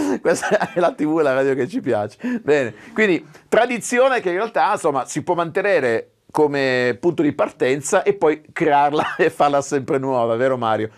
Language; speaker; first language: Italian; native; Italian